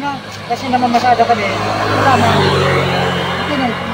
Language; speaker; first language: Filipino; non-native, local second language; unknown